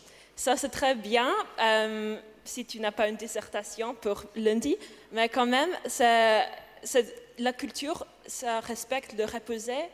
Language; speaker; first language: French; non-native, learner; English